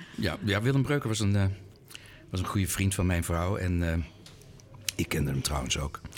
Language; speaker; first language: Dutch; early bilingual, other home language; English